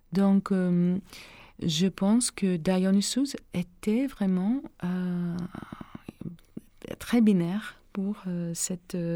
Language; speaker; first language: French; non-native, learner; Greek